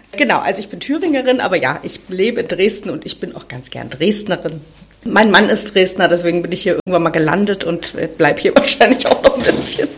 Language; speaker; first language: German; native; German